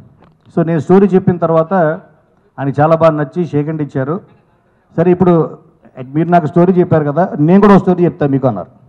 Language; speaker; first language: Telugu; native; Telugu